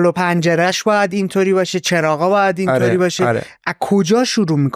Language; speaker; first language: Persian; native; Persian